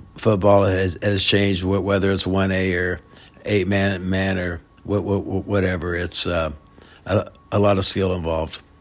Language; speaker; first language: English; native; English